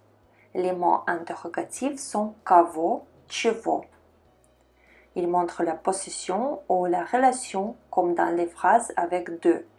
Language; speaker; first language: French; non-native, fluent; Russian